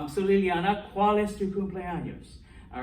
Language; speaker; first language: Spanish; early bilingual, heritage; Spanish